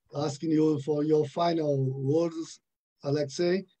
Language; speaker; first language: English; non-native, fluent; Portuguese